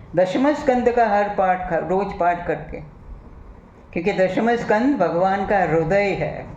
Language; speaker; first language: Hindi; non-native, local second language; Gujarati